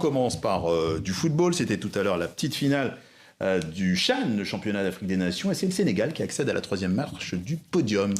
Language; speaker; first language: French; native; French